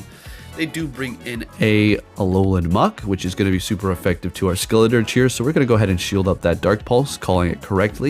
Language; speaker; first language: English; native; English